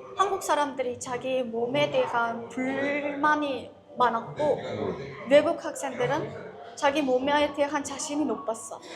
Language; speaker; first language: Korean; non-native, fluent; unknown